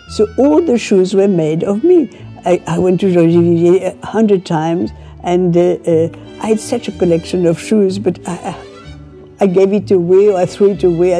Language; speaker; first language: English; non-native, fluent; French